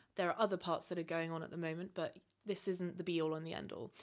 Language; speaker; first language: English; native; English